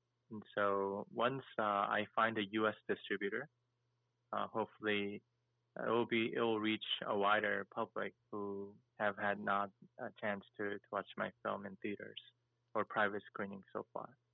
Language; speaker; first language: English; early bilingual, other home language; Korean